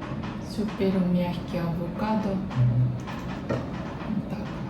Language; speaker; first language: Russian; non-native, learner; Japanese